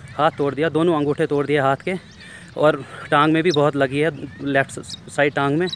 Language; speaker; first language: Hindi; native; Hindi